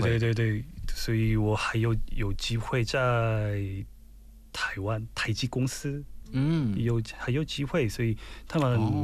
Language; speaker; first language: Chinese; non-native, fluent; Korean